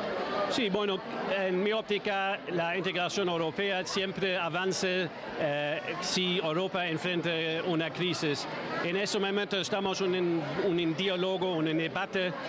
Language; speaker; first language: Spanish; non-native, fluent; German